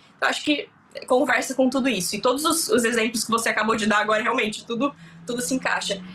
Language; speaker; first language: Portuguese; native; Portuguese